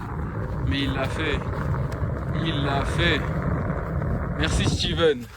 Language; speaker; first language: French; native; French